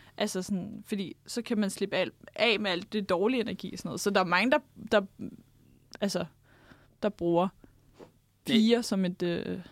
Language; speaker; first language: Danish; native; Danish